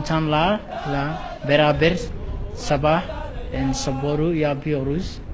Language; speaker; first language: Turkish; non-native, learner; Somali